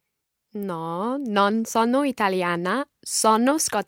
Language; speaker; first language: Italian; non-native, learner; English